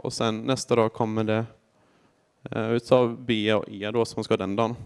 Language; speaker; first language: Swedish; native; Swedish